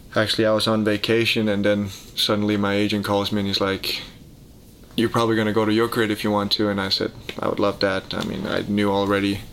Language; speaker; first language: English; early bilingual, heritage; Danish